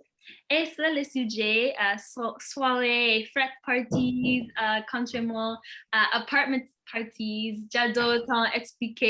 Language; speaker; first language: French; non-native, learner; English